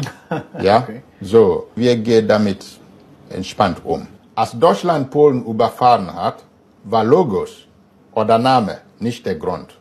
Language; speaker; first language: German; non-native, fluent; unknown